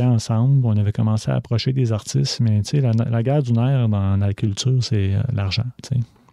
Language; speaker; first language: French; native; French